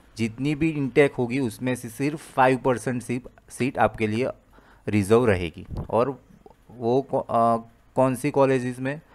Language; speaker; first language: Hindi; non-native, local second language; Gujarati